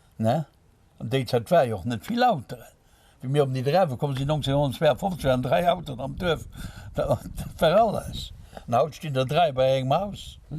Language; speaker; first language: Luxembourgish; native; Luxembourgish